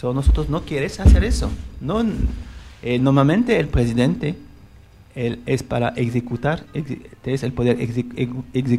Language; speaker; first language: Spanish; non-native, learner; French